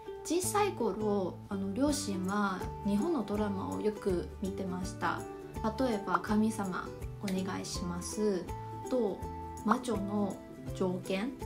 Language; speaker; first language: Japanese; non-native, fluent; Chinese